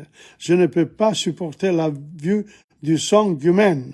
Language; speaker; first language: French; non-native, fluent; English